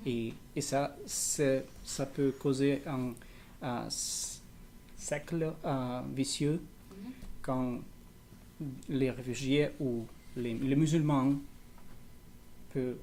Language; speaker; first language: French; non-native, learner; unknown